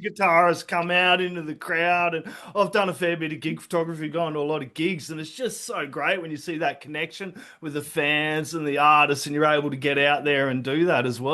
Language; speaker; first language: English; native; English